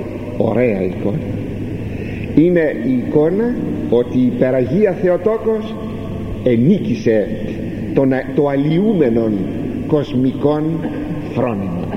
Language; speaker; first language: Greek; native; Greek